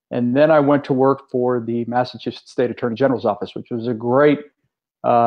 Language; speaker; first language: English; native; English